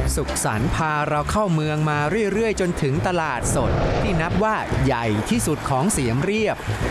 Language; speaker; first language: Thai; native; Thai